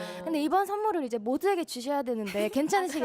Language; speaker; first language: Korean; native; Korean